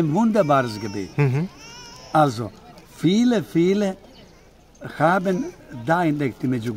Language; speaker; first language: German; non-native, fluent; Croatian